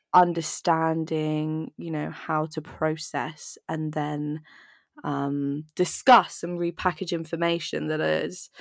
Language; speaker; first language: English; native; English